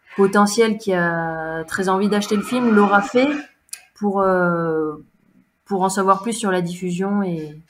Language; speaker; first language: French; native; French